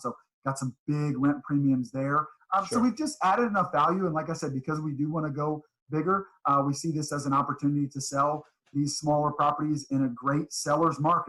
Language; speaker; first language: English; native; English